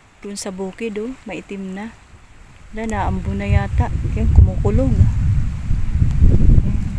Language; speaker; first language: Filipino; non-native, local second language; Waray